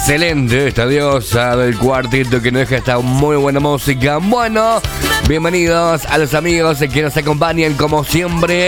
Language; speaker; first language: Spanish; native; Spanish